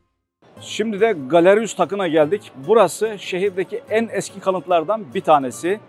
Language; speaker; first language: Turkish; native; Turkish